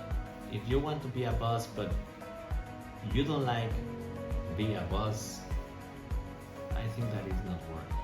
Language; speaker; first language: English; non-native, learner; Spanish